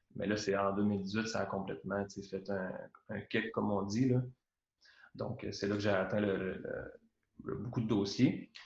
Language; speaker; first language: French; native; French